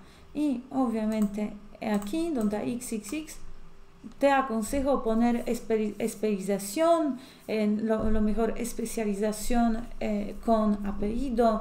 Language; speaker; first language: Spanish; non-native, fluent; Polish